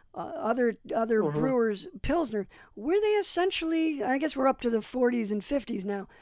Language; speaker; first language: English; early bilingual, other home language; Polish